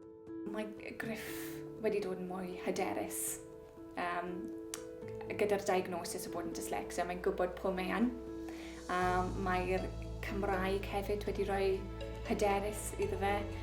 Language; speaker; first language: Welsh; non-native, local second language; English